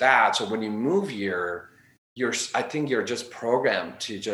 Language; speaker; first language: English; non-native, fluent; Armenian